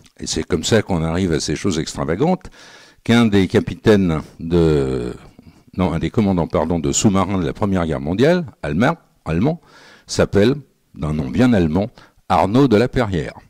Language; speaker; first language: French; native; French